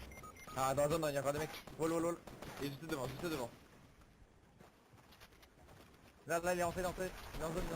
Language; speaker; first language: French; native; French